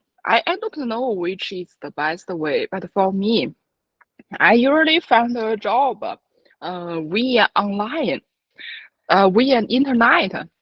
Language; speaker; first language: English; non-native, fluent; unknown